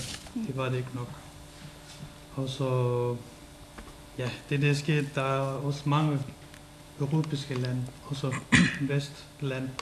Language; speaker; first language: Danish; non-native, fluent; Kurdish